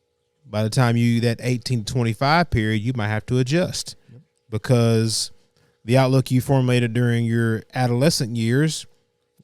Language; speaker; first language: English; native; English